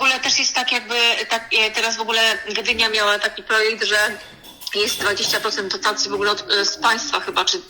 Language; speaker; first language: Polish; native; Polish